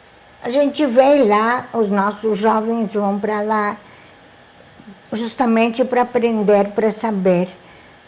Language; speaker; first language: Portuguese; non-native, fluent; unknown